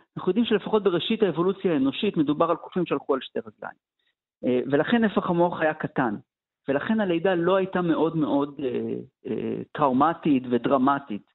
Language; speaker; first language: Hebrew; native; Hebrew